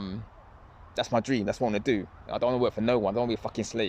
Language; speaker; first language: English; native; English